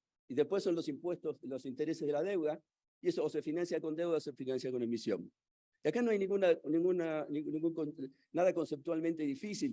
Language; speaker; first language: Spanish; native; Spanish